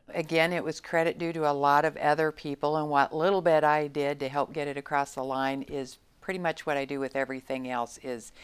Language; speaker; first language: English; native; English